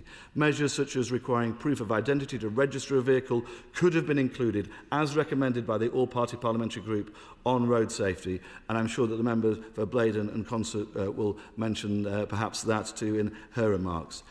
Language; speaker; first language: English; native; English